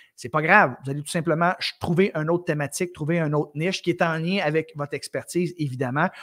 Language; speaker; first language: French; native; French